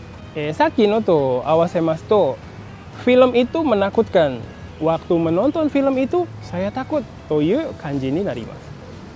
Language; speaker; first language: Japanese; non-native, fluent; Indonesian